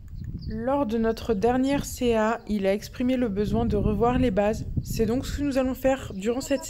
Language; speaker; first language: French; native; French